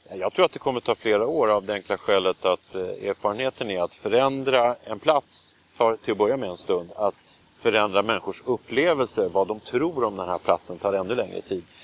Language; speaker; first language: Swedish; native; Swedish